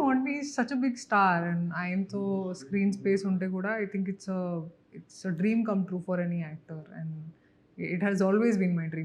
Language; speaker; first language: Telugu; non-native, local second language; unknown